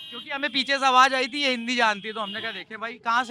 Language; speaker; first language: Hindi; native; Hindi